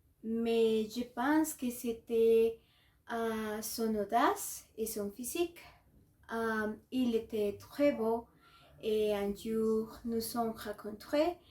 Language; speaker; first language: French; non-native, learner; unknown